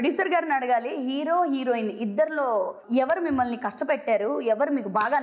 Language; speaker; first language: Telugu; native; Telugu